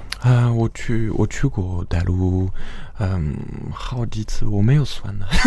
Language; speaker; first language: Chinese; non-native, fluent; French